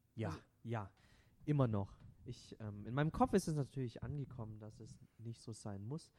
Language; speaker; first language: German; non-native, local second language; Vietnamese